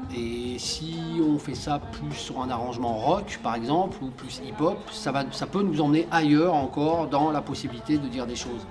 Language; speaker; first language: French; native; French